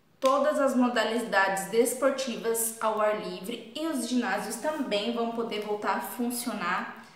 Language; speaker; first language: Portuguese; native; Portuguese